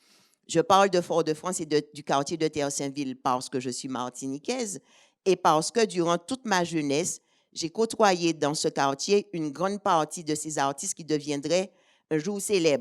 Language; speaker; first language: French; native; French